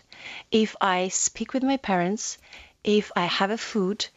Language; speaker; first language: English; non-native, learner; Ukrainian